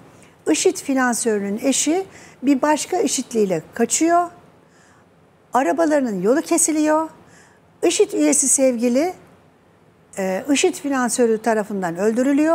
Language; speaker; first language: Turkish; native; Turkish